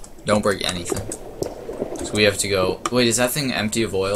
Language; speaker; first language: English; native; English